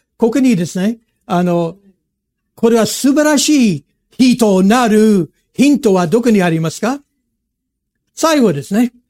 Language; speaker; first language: Japanese; non-native, fluent; English